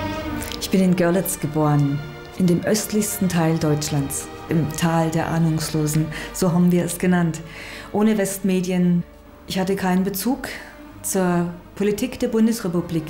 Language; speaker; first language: German; native; German